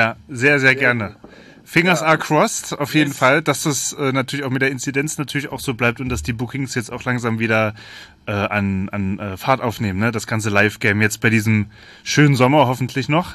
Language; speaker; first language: German; native; German